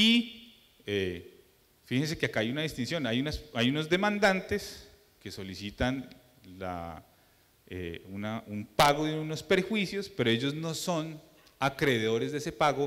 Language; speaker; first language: Spanish; native; Spanish